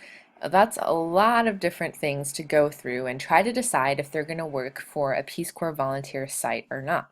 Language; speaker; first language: English; native; English